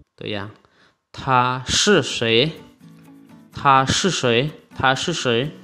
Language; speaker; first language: Chinese; non-native, fluent; Lao